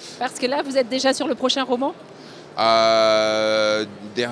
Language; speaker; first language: French; native; French